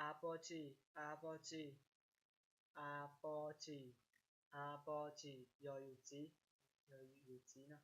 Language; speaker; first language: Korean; non-native, learner; Hmong